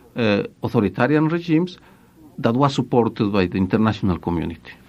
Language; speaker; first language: English; non-native, fluent; Spanish